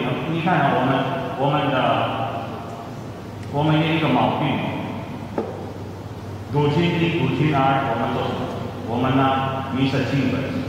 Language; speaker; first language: Chinese; non-native, fluent; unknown